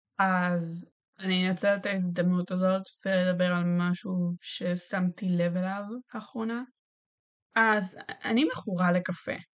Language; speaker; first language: Hebrew; native; Hebrew